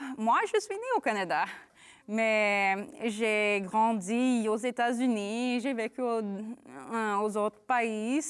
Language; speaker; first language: French; non-native, learner; English